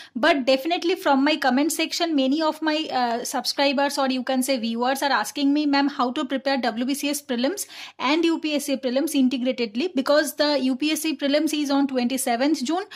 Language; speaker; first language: English; non-native, local second language; Bangla